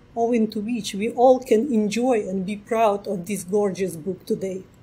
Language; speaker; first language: English; non-native, fluent; Ukrainian